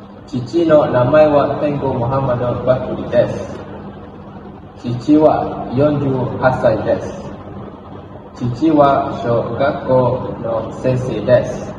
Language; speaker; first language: Japanese; non-native, learner; Malay